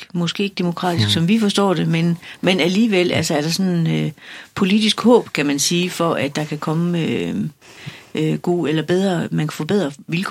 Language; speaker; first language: Danish; native; Danish